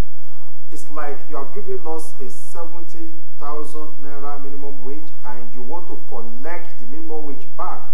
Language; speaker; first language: English; non-native, local second language; Yoruba